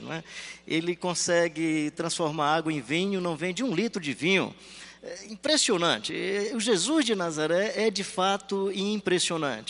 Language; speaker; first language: Portuguese; native; Portuguese